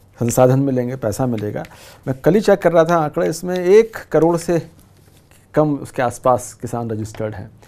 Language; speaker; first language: Hindi; native; Hindi